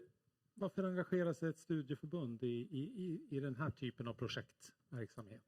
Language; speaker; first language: Swedish; native; Swedish